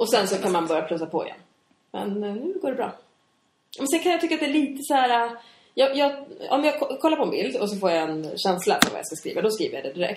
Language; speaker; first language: Swedish; native; Swedish